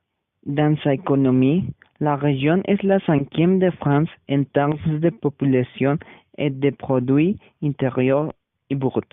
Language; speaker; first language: French; non-native, learner; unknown